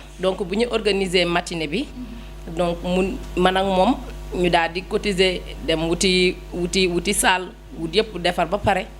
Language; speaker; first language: Wolof; native; Wolof